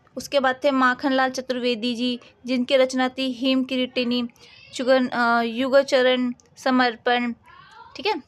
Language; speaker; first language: Hindi; native; Hindi